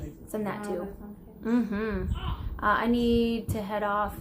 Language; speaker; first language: English; native; English